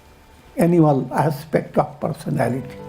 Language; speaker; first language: English; non-native, local second language; Hindi